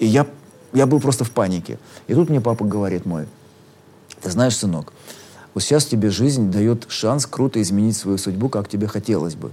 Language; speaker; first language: Russian; native; Russian